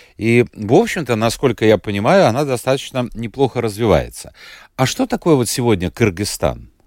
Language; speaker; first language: Russian; native; Russian